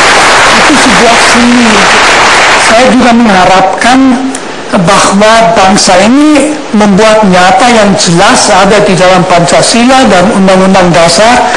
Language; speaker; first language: Indonesian; non-native, fluent; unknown